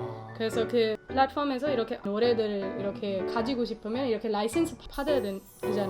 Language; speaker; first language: Korean; non-native, fluent; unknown